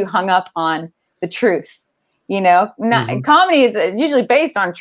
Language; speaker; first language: English; native; English